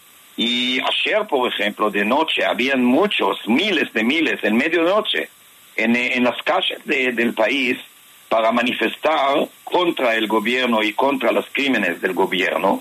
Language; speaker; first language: Spanish; non-native, fluent; Hebrew